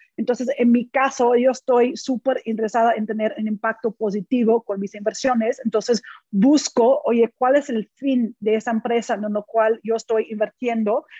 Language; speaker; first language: Spanish; non-native, fluent; English